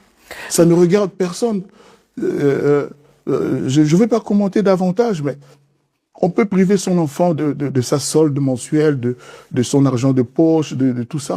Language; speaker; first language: French; non-native, local second language; Lingala